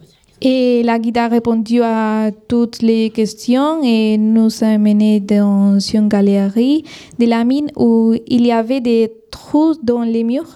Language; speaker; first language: French; non-native, fluent; Spanish